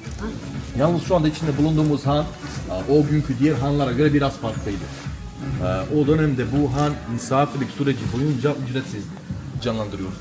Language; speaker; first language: Turkish; native; Turkish